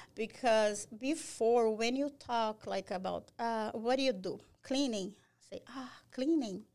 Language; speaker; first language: English; non-native, learner; Portuguese